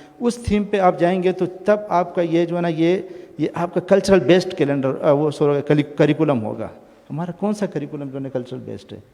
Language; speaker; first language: Urdu; non-native, local second language; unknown